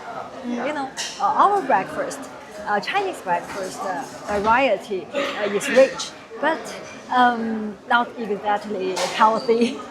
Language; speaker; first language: English; non-native, fluent; Chinese